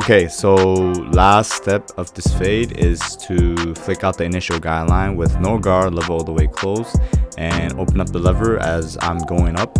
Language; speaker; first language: English; non-native, fluent; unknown